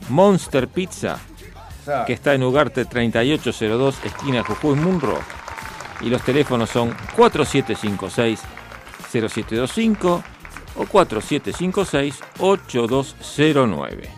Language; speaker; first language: Spanish; native; Spanish